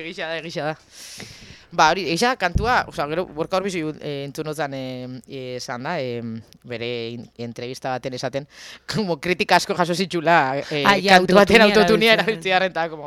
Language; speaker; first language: Basque; native; Basque